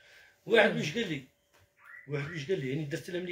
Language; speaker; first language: Arabic; native; Arabic